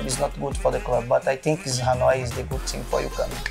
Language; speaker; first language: English; non-native, learner; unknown